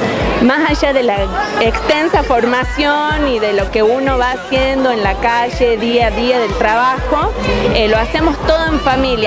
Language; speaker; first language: Spanish; native; Spanish